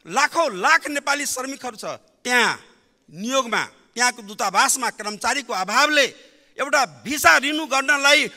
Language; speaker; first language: Nepali; non-native, local second language; Maithili